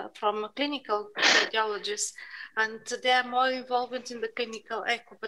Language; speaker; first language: English; non-native, fluent; Bulgarian